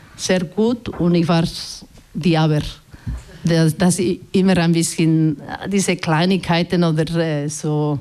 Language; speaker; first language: German; non-native, learner; Basque